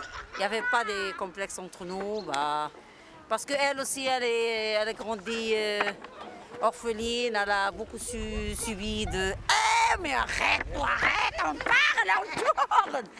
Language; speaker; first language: French; non-native, local second language; Arabic